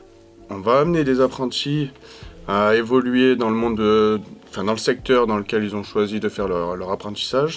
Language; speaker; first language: French; native; French